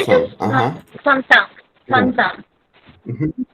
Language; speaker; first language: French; non-native, learner; Spanish